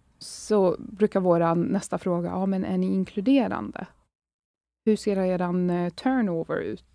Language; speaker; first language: Swedish; early bilingual, other home language; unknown